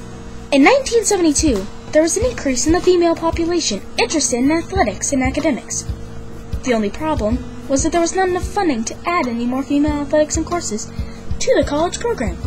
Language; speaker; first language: English; native; English